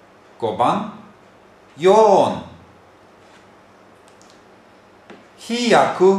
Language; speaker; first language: Japanese; non-native, fluent; Turkish